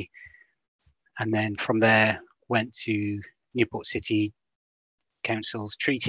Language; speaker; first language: English; native; English